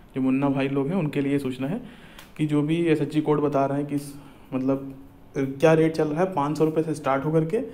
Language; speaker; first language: Hindi; native; Hindi